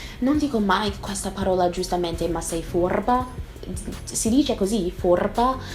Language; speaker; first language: Italian; non-native, fluent; English